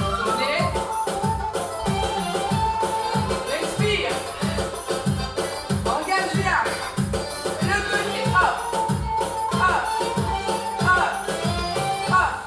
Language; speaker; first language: French; native; French